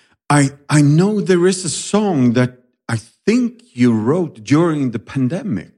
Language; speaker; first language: English; non-native, fluent; Swedish